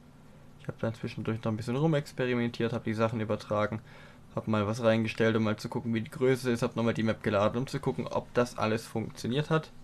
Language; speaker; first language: German; native; German